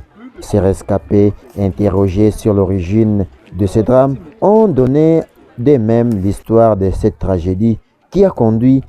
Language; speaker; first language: French; non-native, local second language; Swahili